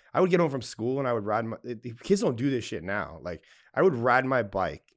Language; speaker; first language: English; native; English